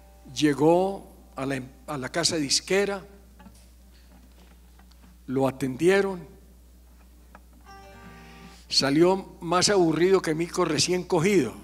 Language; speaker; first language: Spanish; native; Spanish